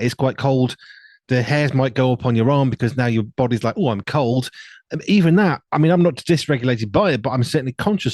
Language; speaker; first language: English; native; English